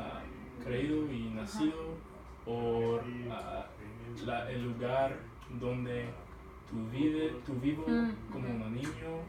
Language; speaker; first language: Spanish; non-native, learner; English